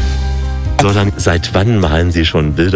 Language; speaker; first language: German; native; German